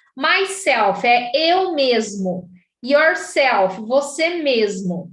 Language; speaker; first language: Portuguese; native; Portuguese